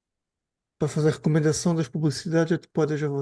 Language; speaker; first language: Portuguese; native; Portuguese